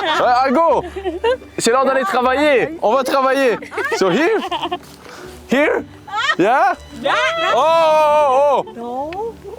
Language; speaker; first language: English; non-native, learner; French